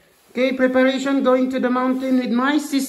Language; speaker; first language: English; non-native, local second language; Filipino